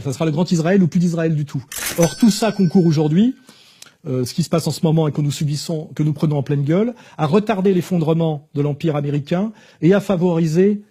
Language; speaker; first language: French; native; French